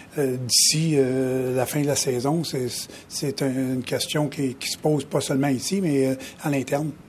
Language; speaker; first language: French; native; French